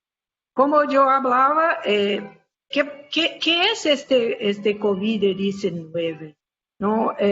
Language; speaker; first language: Spanish; non-native, fluent; Portuguese